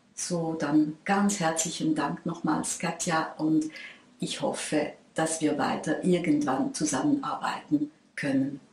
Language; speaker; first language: German; non-native, fluent; French